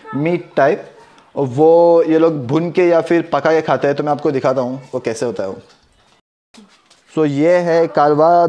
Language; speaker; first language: Hindi; non-native, local second language; Konkani